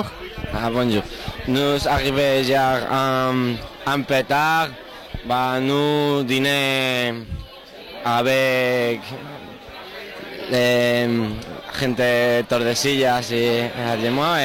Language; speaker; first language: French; non-native, learner; Spanish